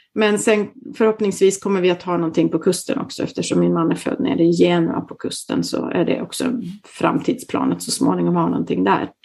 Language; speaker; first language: Swedish; native; Swedish